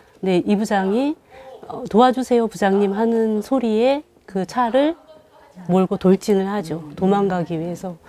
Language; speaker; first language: Korean; native; Korean